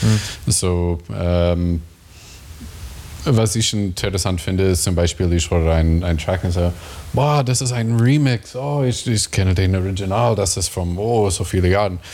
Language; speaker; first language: German; non-native, learner; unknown